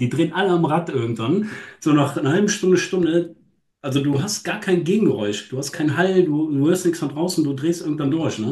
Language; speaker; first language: German; native; German